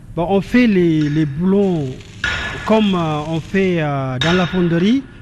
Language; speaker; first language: French; non-native, fluent; Tigrinya